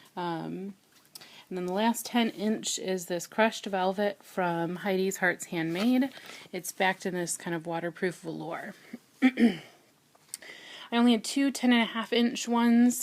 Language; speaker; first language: English; native; English